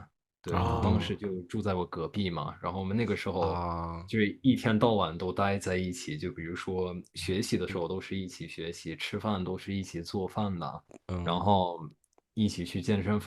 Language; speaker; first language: Chinese; non-native, fluent; English